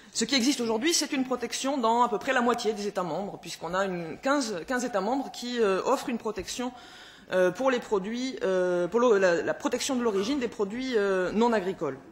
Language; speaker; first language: French; native; French